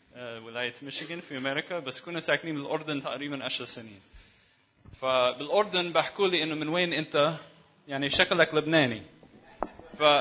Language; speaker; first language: Arabic; early bilingual, other home language; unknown